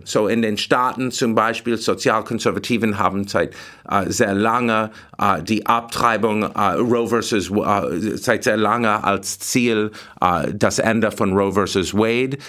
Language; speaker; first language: German; non-native, learner; English